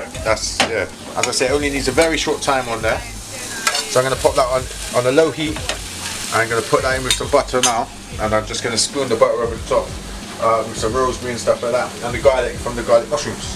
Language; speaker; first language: English; native; English